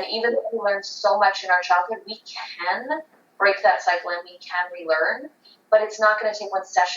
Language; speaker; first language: English; native; English